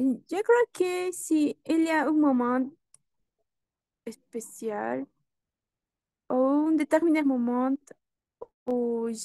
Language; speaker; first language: French; non-native, learner; Spanish